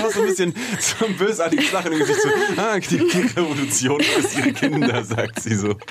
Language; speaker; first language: German; native; German